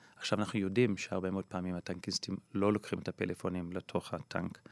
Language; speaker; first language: Hebrew; non-native, fluent; English